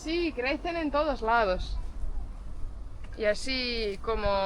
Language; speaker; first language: Spanish; non-native, fluent; Estonian